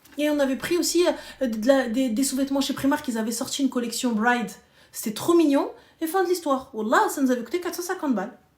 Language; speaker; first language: French; early bilingual, other home language; Arabic